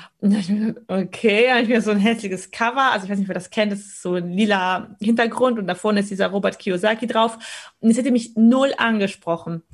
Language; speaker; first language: German; early bilingual, other home language; Polish